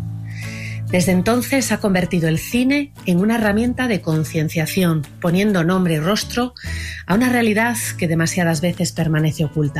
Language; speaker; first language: Spanish; native; Spanish